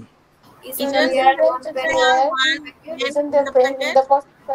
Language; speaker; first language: English; non-native, learner; Bangla